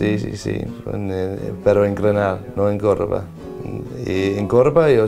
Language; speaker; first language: Spanish; non-native, learner; English